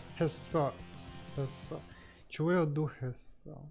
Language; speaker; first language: Korean; non-native, learner; Russian